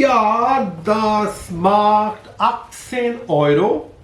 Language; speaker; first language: German; non-native, fluent; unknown